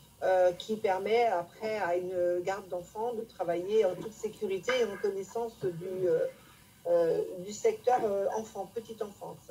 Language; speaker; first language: French; native; French